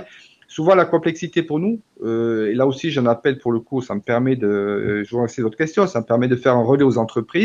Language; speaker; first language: French; native; French